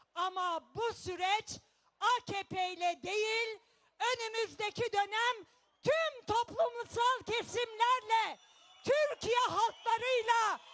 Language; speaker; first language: Turkish; native; Turkish